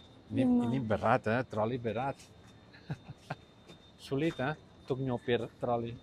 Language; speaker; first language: Indonesian; non-native, learner; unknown